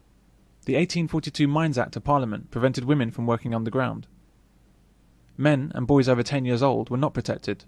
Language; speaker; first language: English; native; English